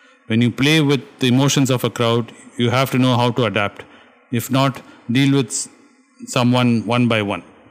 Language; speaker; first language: English; non-native, local second language; Tamil